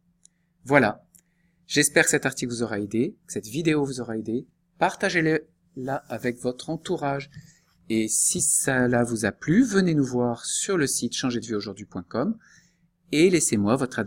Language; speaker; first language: French; native; French